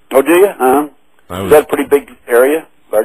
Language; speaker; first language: English; native; English